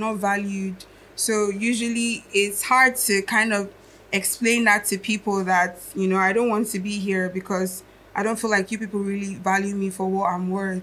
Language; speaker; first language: English; non-native, local second language; Igbo